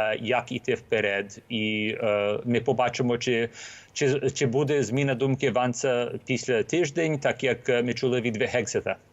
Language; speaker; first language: Ukrainian; early bilingual, heritage; Ukrainian